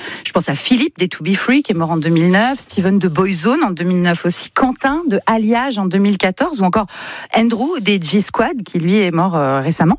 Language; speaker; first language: French; native; French